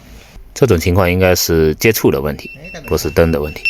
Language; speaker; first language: Chinese; native; Chinese